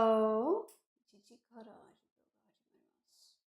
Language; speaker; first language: Japanese; non-native, learner; English